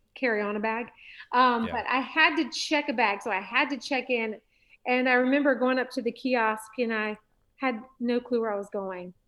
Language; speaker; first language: English; native; English